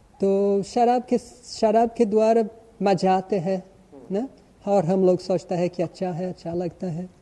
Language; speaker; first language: Hindi; non-native, learner; Portuguese